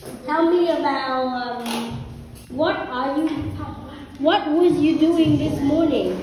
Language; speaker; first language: English; non-native, fluent; Vietnamese